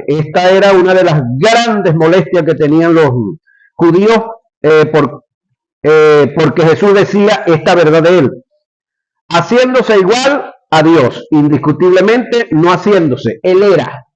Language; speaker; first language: Spanish; native; Spanish